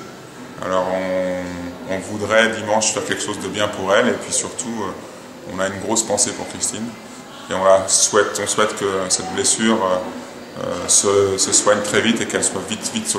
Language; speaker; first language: French; native; French